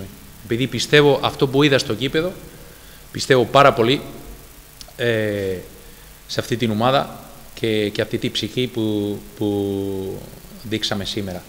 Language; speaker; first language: Greek; non-native, fluent; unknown